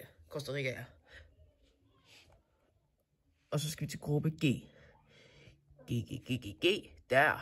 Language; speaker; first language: Danish; non-native, learner; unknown